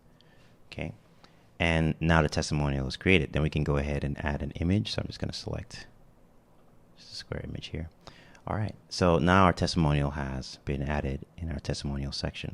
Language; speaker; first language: English; native; English